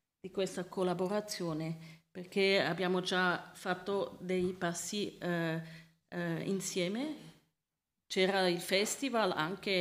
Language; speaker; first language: Italian; non-native, learner; Swiss German